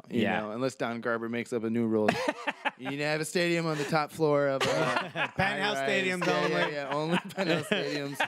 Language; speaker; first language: English; native; English